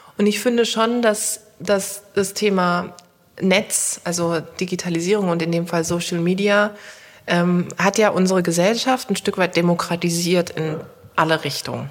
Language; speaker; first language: German; early bilingual, other home language; Turkish